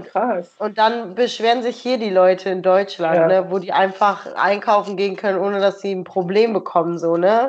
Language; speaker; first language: German; native; German